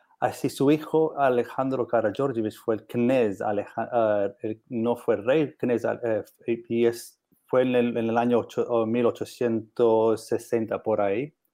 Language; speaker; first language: Spanish; non-native, learner; English